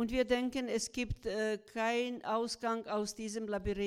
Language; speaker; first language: German; non-native, fluent; Croatian